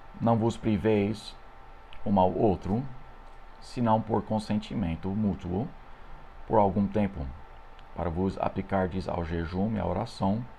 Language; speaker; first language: Portuguese; non-native, fluent; English